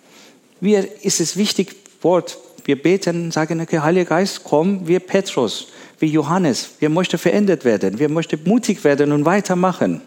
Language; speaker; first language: German; non-native, learner; Persian